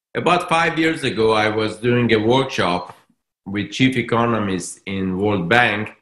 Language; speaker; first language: English; non-native, fluent; Persian